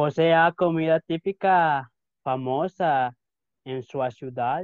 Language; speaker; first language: Portuguese; non-native, learner; Spanish